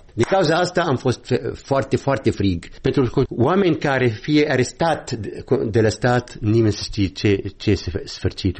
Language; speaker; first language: Romanian; non-native, learner; Arabic